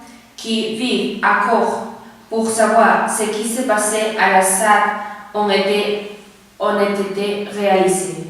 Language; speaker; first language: French; non-native, learner; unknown